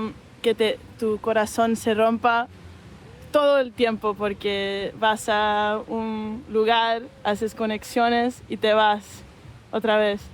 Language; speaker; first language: Spanish; non-native, learner; English